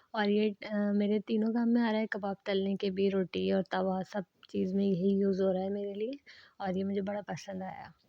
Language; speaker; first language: Urdu; native; Urdu